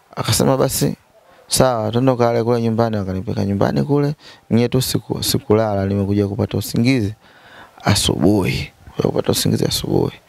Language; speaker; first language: Swahili; native; Swahili